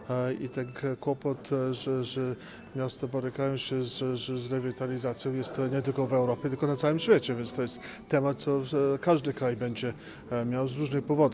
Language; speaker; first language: Polish; early bilingual, heritage; Polish